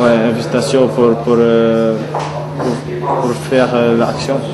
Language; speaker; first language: French; non-native, learner; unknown